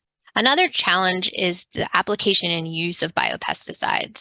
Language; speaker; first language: English; native; English